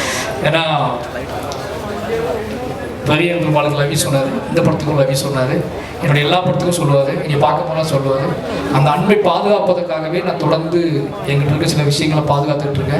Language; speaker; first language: Tamil; native; Tamil